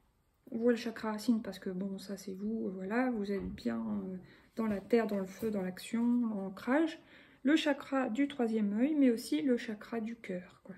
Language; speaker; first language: French; native; French